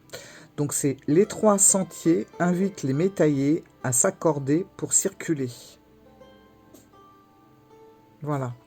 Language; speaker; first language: French; native; French